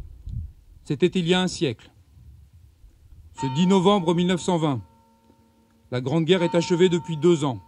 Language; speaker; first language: French; native; French